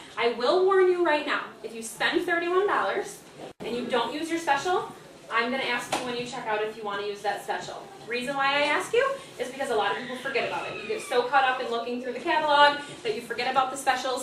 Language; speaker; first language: English; native; English